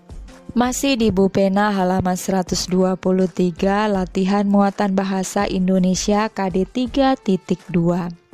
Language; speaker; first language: Indonesian; native; Indonesian